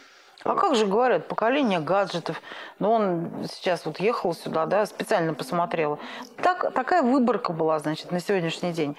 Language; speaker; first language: Russian; native; Russian